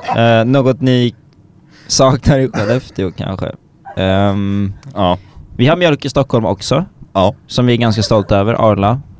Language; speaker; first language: Swedish; native; Swedish